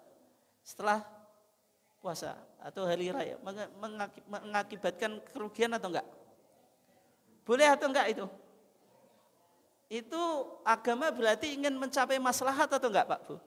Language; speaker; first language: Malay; non-native, local second language; Javanese